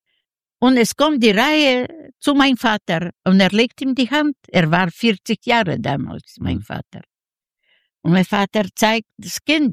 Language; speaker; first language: German; non-native, fluent; Yiddish